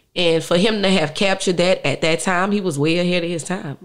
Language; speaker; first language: English; native; English